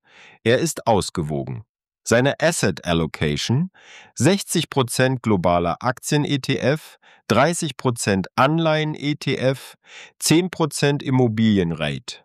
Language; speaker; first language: German; native; German